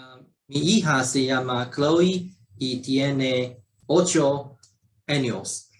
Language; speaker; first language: Spanish; non-native, learner; Chinese